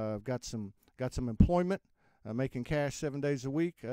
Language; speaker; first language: English; native; English